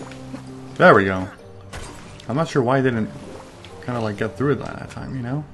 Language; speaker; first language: English; native; English